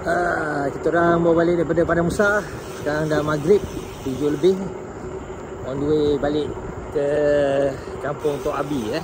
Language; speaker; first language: Malay; native; Malay